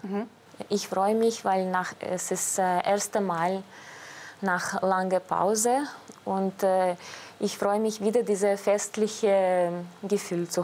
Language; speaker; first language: German; non-native, fluent; Russian